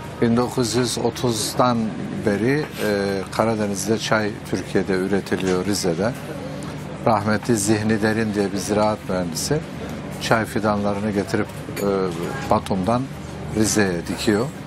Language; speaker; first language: Turkish; native; Turkish